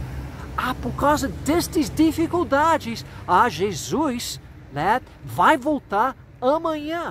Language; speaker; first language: Portuguese; non-native, fluent; English